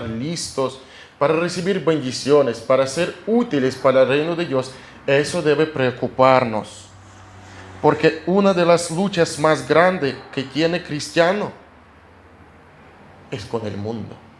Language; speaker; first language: Spanish; non-native, fluent; Russian